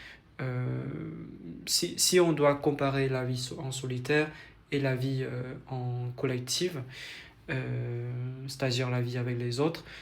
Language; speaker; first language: French; non-native, fluent; Vietnamese